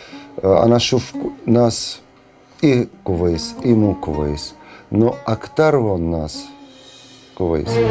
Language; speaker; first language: Arabic; non-native, learner; Russian